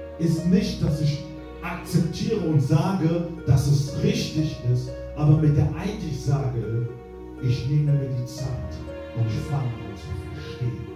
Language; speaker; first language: German; non-native, fluent; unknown